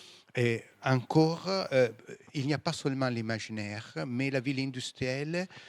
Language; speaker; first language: French; non-native, fluent; Italian